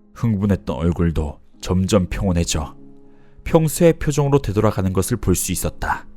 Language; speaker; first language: Korean; native; Korean